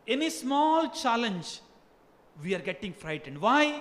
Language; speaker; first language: English; non-native, local second language; Telugu